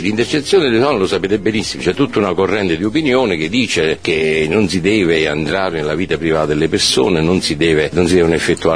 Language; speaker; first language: Italian; native; Italian